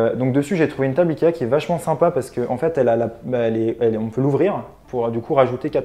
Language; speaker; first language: French; native; French